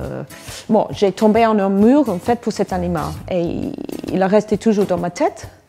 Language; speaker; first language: French; non-native, fluent; English